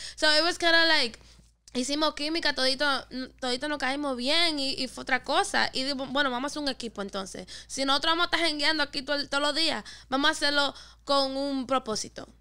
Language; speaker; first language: Spanish; native; Spanish